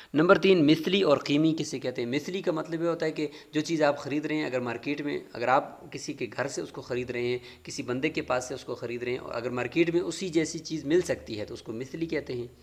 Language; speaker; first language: Urdu; native; Urdu